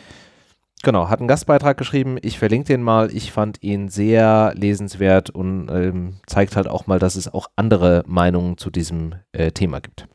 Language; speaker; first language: German; native; German